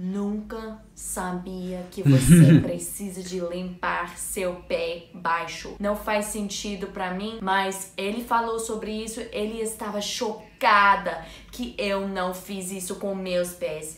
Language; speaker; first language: Portuguese; non-native, learner; English